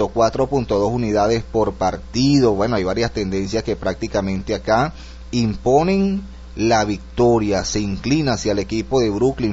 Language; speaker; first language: Spanish; native; Spanish